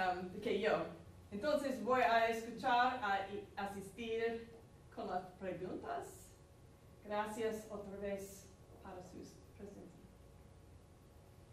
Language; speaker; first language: Spanish; non-native, learner; English